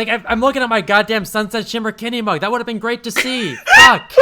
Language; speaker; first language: English; native; English